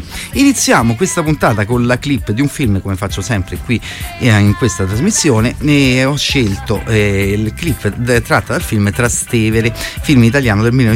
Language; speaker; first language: Italian; native; Italian